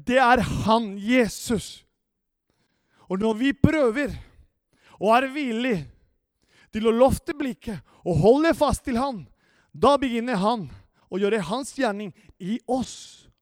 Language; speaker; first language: Norwegian; non-native, fluent; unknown